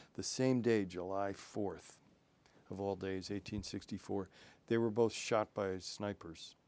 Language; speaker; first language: English; native; English